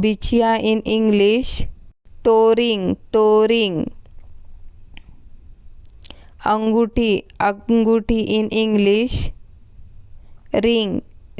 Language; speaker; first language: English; non-native, local second language; Hindi